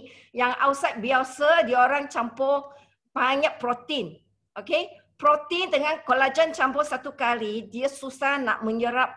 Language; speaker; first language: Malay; non-native, local second language; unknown